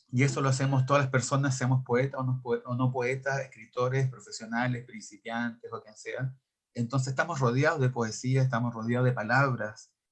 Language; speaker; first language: Spanish; native; Spanish